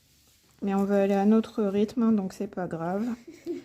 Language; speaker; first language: French; native; French